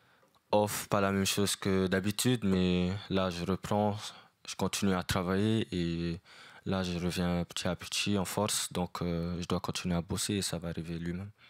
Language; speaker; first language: French; non-native, fluent; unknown